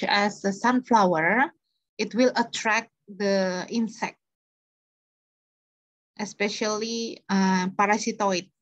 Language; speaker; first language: English; non-native, fluent; Indonesian